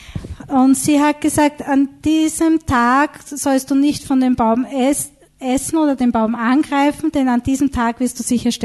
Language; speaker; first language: German; native; German